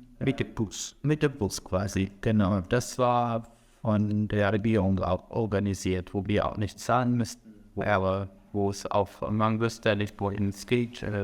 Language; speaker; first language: German; non-native, fluent; Arabic